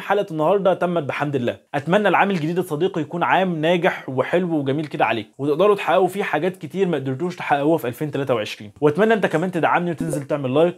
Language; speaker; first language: Arabic; native; Arabic